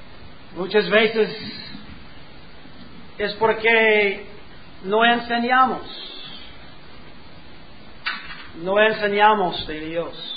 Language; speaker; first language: Spanish; non-native, learner; English